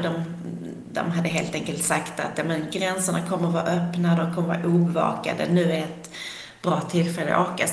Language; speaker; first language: Swedish; native; Swedish